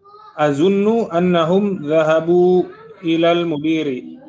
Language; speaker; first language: Arabic; non-native, learner; Indonesian